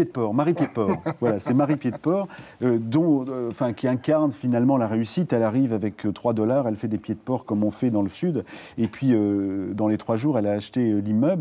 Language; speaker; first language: French; native; French